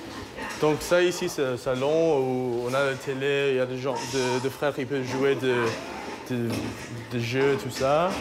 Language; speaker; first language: French; non-native, learner; English